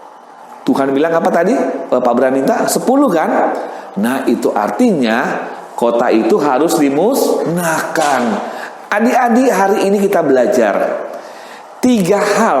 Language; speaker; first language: Indonesian; native; Indonesian